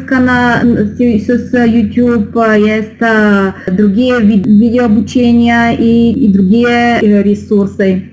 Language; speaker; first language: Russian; non-native, learner; Bulgarian